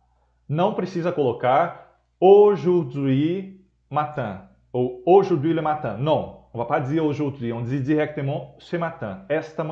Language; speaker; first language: French; non-native, fluent; Portuguese